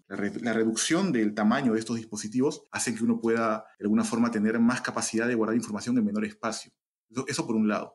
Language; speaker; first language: Spanish; native; Spanish